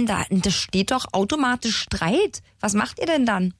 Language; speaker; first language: German; native; German